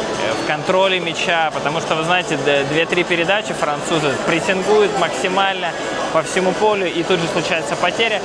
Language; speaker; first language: Russian; native; Russian